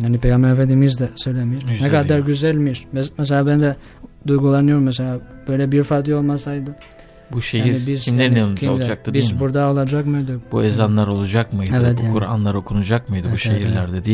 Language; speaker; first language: Turkish; non-native, learner; Albanian